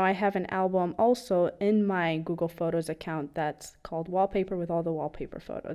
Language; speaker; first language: English; native; English